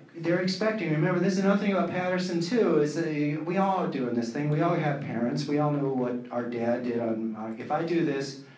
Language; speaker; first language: English; native; English